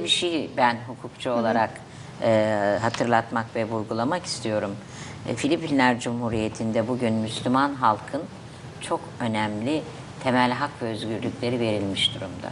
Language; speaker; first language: Turkish; native; Turkish